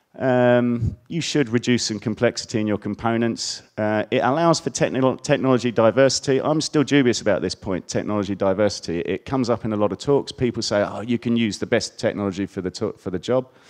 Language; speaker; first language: English; native; English